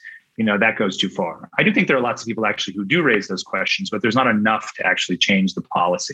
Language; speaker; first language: English; native; English